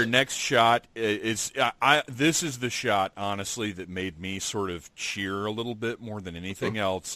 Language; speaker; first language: English; native; English